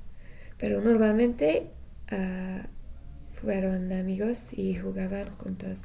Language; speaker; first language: Spanish; non-native, learner; English